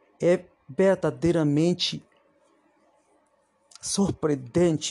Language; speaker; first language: Portuguese; non-native, fluent; Spanish